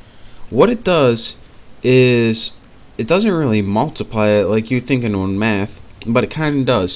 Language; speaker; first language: English; native; English